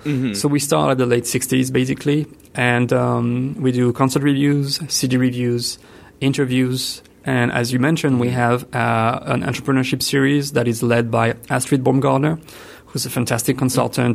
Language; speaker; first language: English; non-native, fluent; French